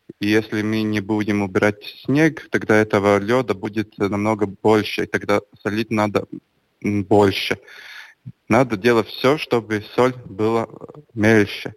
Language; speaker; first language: Russian; non-native, local second language; Latvian